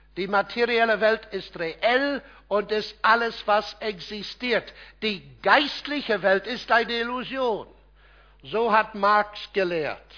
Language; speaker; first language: German; non-native, fluent; English